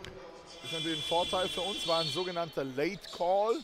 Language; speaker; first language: German; native; German